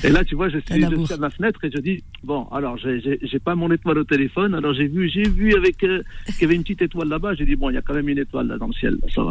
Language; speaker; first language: French; early bilingual, other home language; Arabic